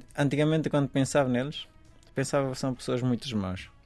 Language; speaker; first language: Portuguese; non-native, fluent; Persian